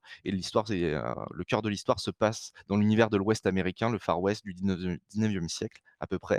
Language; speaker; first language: French; native; French